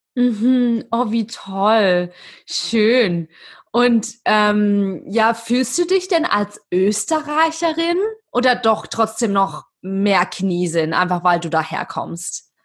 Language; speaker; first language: German; native; German